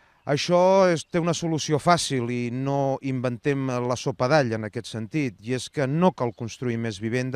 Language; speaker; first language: Catalan; native; Catalan